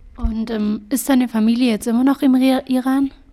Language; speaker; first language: German; native; German